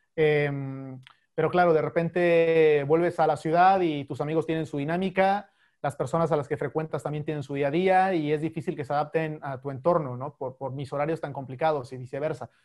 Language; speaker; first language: Spanish; native; Spanish